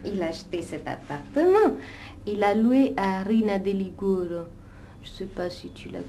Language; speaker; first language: French; non-native, fluent; Italian